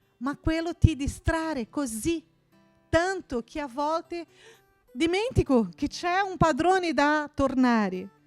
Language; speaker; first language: Italian; non-native, fluent; Portuguese